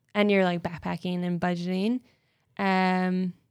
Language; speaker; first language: English; native; English